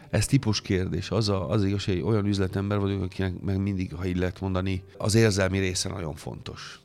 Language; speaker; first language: Hungarian; non-native, fluent; Italian